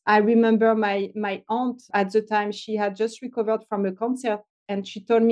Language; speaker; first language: English; non-native, fluent; French